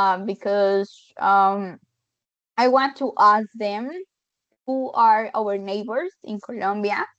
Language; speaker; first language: English; non-native, fluent; Spanish